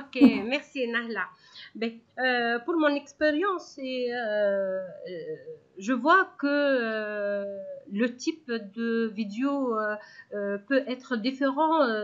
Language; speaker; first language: French; non-native, local second language; Arabic